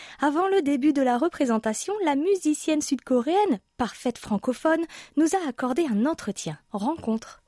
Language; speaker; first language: French; native; French